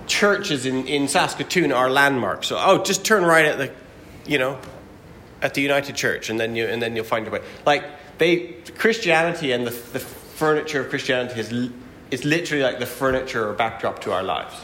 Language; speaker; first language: English; native; English